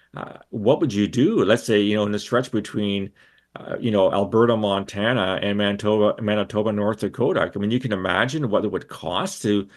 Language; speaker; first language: English; native; English